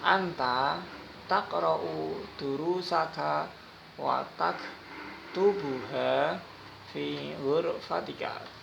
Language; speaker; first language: Arabic; non-native, fluent; Indonesian